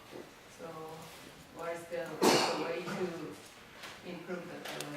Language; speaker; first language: English; non-native, learner; Korean